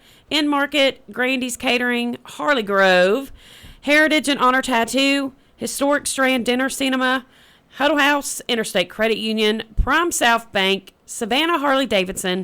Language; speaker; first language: English; native; English